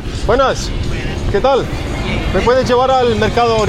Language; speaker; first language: Spanish; non-native, learner; English